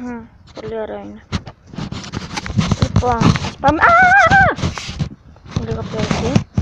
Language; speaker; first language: Greek; early bilingual, other home language; Bulgarian